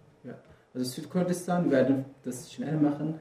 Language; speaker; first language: German; non-native, fluent; Kurdish